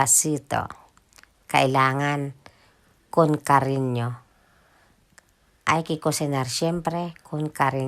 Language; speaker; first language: Spanish; non-native, learner; Filipino